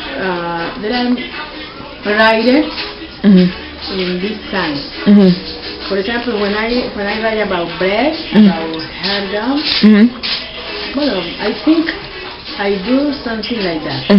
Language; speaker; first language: English; non-native, learner; Spanish